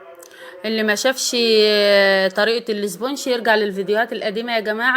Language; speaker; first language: Arabic; native; Arabic